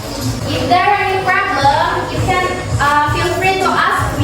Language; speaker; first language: English; non-native, learner; Indonesian